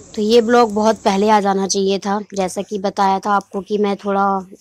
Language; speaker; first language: Hindi; native; Hindi